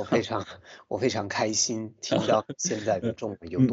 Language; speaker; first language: Chinese; non-native, fluent; English